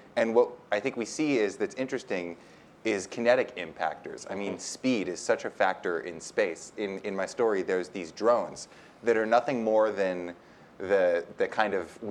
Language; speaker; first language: English; native; English